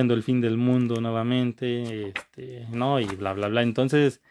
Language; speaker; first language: Spanish; native; Spanish